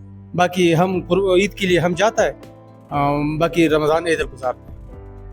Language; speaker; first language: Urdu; non-native, local second language; Pashto